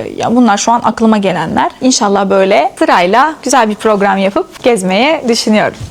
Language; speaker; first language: Turkish; non-native, fluent; Arabic